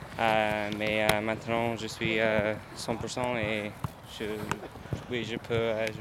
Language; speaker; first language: French; non-native, learner; English